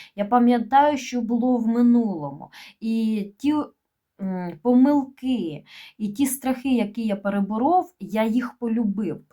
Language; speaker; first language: Ukrainian; non-native, local second language; Russian